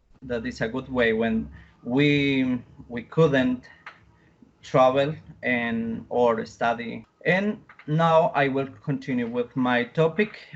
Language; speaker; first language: English; non-native, learner; Spanish